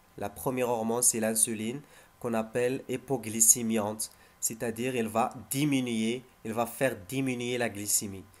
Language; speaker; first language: French; non-native, local second language; Arabic